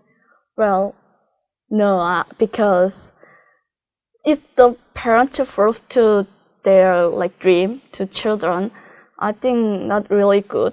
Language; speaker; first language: English; non-native, learner; Korean